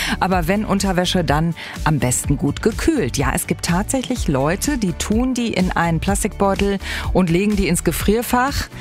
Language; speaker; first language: German; native; German